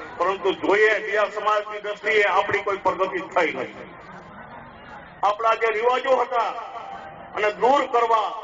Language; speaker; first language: Gujarati; native; Gujarati